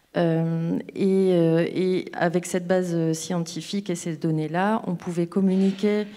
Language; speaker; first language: French; native; French